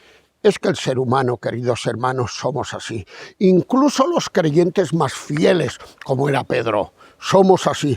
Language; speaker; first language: Spanish; native; Spanish